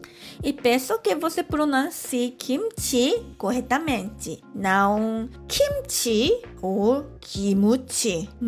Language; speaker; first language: Portuguese; non-native, fluent; Korean